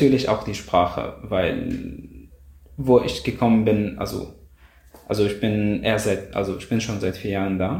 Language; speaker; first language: German; non-native, fluent; Arabic